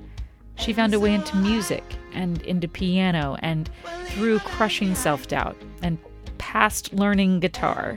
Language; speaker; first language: English; native; English